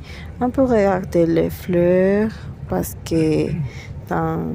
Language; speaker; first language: French; non-native, learner; Spanish